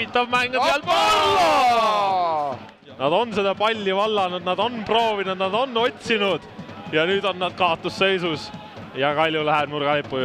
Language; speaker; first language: Estonian; native; Estonian